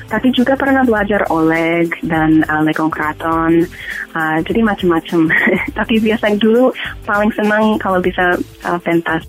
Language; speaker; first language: Indonesian; non-native, fluent; English